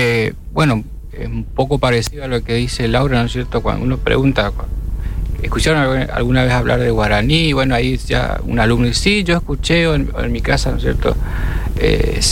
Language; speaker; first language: Spanish; native; Spanish